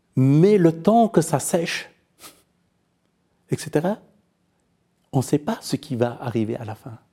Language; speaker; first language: French; non-native, fluent; Persian